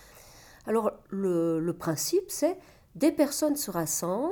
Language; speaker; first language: French; native; French